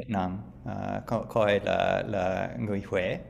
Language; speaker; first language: Vietnamese; non-native, learner; English